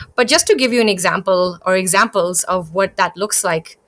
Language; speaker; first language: English; early bilingual, other home language; Thai